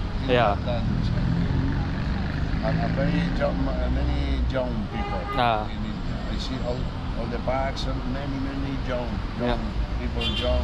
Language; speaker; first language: English; non-native, learner; Spanish